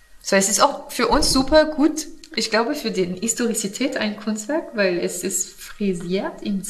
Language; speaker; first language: German; non-native, fluent; French